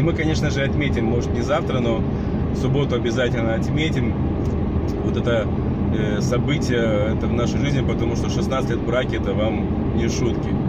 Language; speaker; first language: Russian; non-native, local second language; Romanian